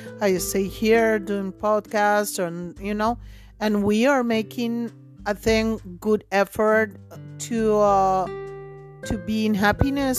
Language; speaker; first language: English; non-native, fluent; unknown